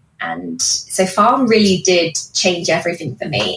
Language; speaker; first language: English; native; English